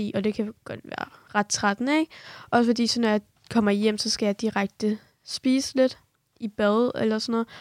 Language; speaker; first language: Danish; early bilingual, other home language; Kurdish